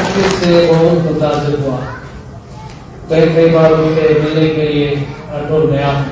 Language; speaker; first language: Hindi; non-native, local second language; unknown